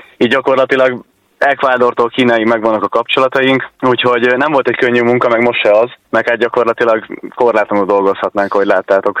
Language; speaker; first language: Hungarian; native; Hungarian